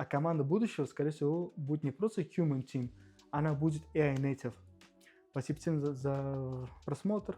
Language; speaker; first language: Russian; native; Russian